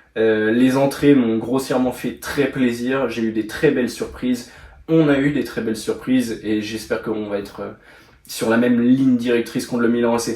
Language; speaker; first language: French; native; French